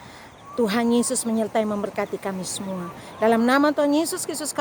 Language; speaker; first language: Indonesian; native; Indonesian